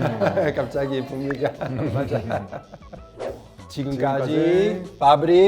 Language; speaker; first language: Korean; non-native, fluent; Italian